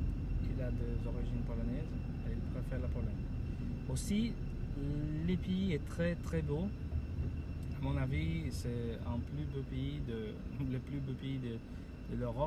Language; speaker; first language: French; non-native, fluent; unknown